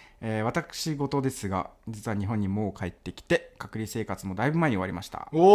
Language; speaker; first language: Japanese; native; Japanese